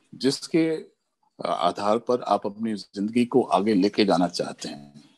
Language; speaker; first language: Hindi; early bilingual, other home language; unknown